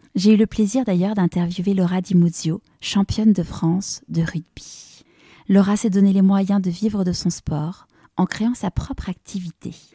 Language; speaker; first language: French; native; French